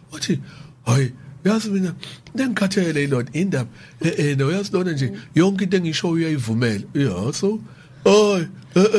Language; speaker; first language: Zulu; native; Zulu